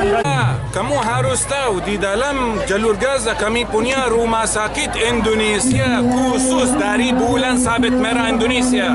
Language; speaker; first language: Indonesian; non-native, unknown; Arabic